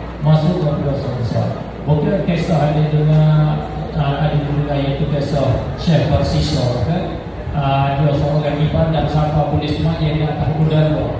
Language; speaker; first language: Malay; native; Malay